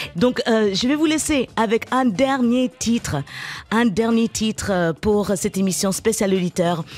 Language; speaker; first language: French; native; French